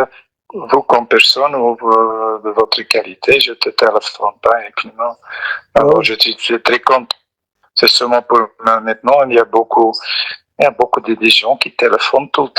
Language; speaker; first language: French; non-native, local second language; Dutch